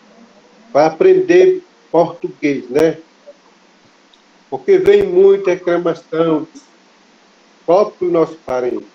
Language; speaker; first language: Portuguese; non-native, local second language; Kayapó